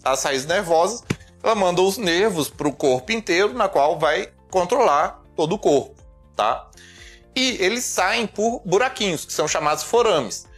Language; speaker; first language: Portuguese; native; Portuguese